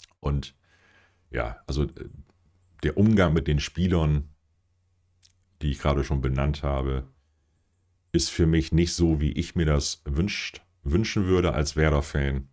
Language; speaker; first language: German; native; German